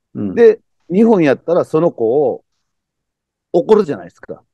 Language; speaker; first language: Japanese; native; Japanese